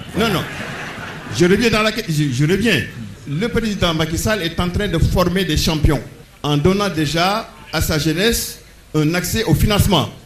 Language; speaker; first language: French; non-native, local second language; Wolof